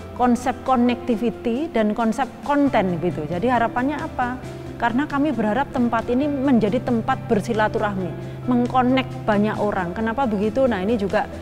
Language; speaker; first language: Indonesian; non-native, local second language; Javanese